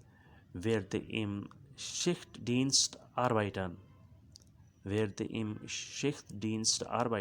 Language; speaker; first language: German; non-native, learner; Urdu